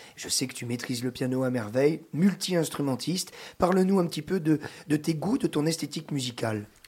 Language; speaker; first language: French; native; French